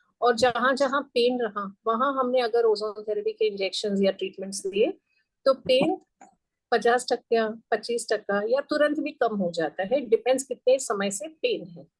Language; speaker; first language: Hindi; non-native, local second language; Gujarati